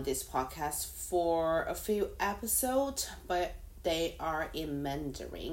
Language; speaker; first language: English; non-native, fluent; Chinese